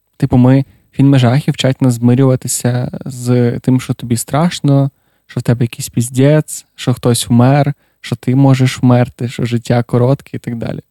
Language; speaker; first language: Ukrainian; non-native, local second language; Russian